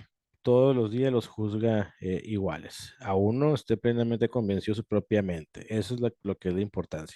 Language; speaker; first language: Spanish; native; Spanish